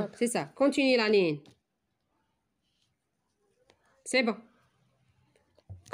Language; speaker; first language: French; non-native, local second language; Arabic